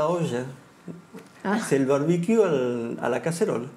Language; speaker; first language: French; non-native, fluent; Spanish